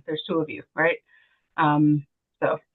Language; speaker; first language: English; native; English